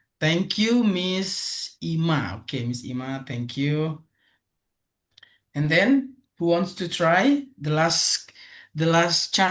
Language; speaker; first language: English; non-native, fluent; Indonesian